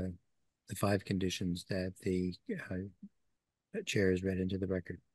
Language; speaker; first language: English; native; English